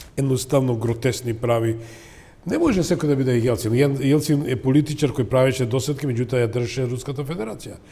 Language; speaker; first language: Macedonian; non-native, local second language; Serbian